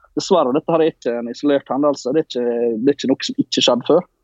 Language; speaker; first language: Norwegian; native; Norwegian